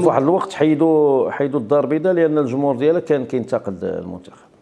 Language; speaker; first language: Arabic; native; Arabic